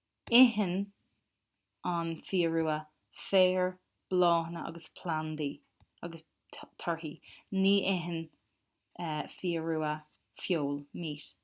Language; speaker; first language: Irish; non-native, local second language; English